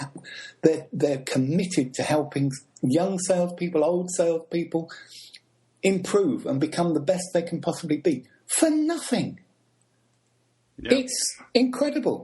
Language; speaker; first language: English; native; English